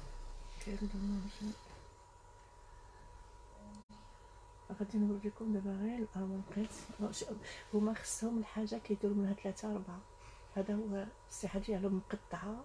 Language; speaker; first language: Arabic; native; Arabic